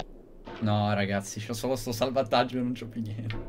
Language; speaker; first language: Italian; native; Italian